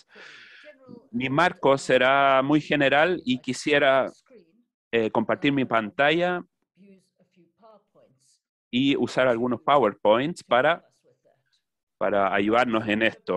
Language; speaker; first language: Spanish; non-native, fluent; English